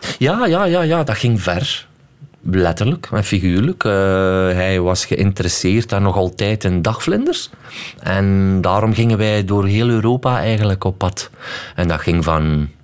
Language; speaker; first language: Dutch; native; Dutch